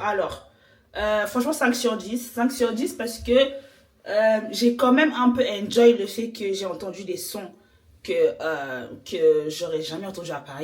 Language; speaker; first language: French; native; French